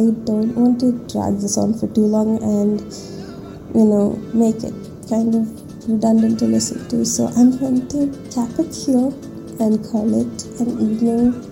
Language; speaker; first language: English; non-native, local second language; Malayalam